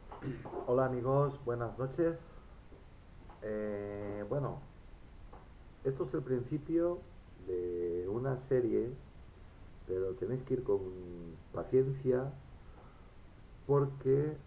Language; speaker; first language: Spanish; native; Spanish